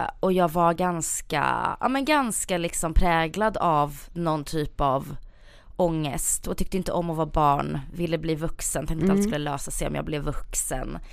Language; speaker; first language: Swedish; early bilingual, other home language; Bosnian